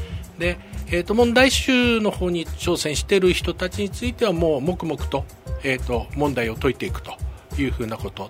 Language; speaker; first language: Japanese; native; Japanese